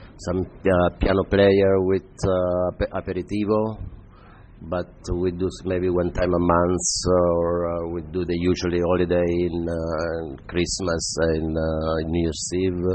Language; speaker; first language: English; non-native, fluent; Italian